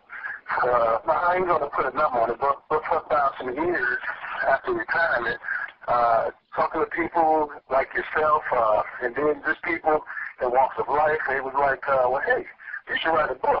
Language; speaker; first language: English; native; English